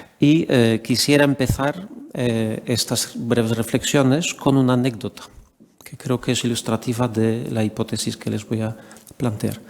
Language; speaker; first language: Spanish; non-native, fluent; Polish